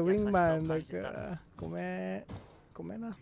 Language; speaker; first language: Japanese; non-native, learner; English